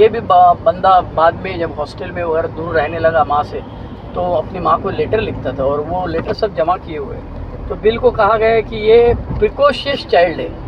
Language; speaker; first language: Hindi; non-native, local second language; Marathi